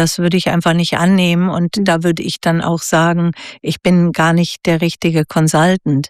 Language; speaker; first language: German; native; German